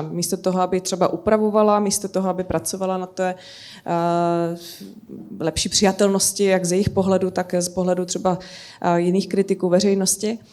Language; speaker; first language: Czech; native; Czech